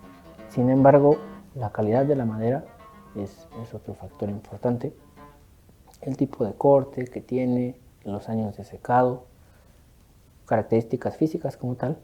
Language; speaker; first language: Spanish; native; Spanish